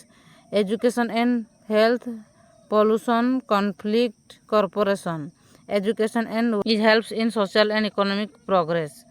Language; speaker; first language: English; non-native, local second language; Odia